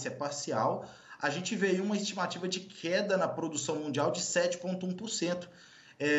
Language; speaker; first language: Portuguese; native; Portuguese